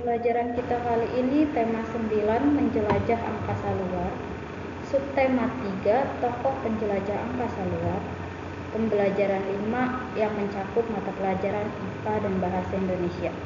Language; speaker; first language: Indonesian; native; Indonesian